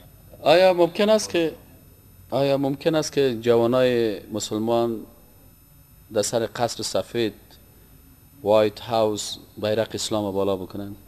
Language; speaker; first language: Persian; native; Persian